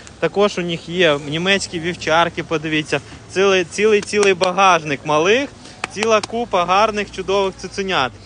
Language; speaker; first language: Ukrainian; non-native, local second language; Russian